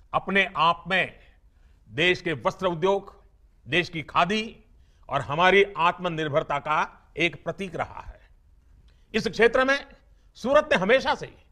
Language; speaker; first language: Hindi; non-native, local second language; Gujarati